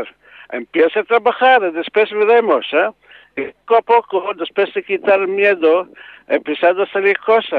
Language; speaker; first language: Spanish; non-native, learner; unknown